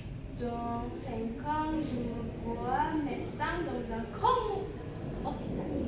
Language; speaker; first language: French; non-native, learner; Indonesian